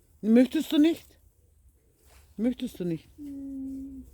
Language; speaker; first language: German; non-native, learner; Turkish